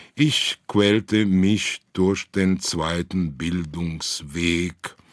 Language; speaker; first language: German; non-native, fluent; Italian